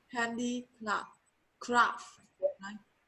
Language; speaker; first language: English; non-native, learner; Vietnamese